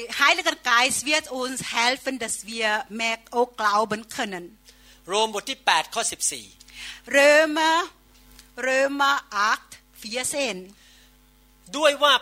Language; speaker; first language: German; non-native, learner; Thai